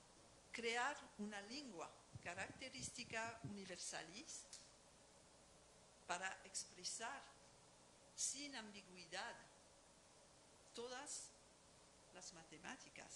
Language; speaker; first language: Spanish; non-native, fluent; French